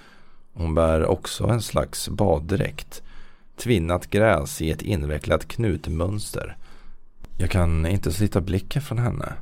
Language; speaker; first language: Swedish; native; Swedish